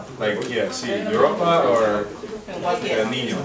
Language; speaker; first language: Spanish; non-native, learner; English